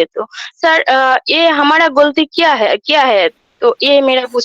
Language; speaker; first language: Hindi; non-native, local second language; Bangla